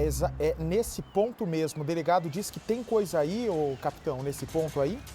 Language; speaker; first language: Portuguese; native; Portuguese